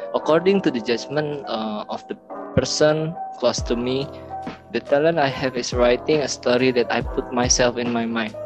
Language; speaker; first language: English; non-native, learner; Indonesian